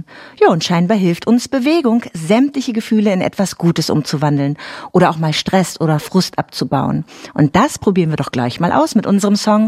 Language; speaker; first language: German; native; German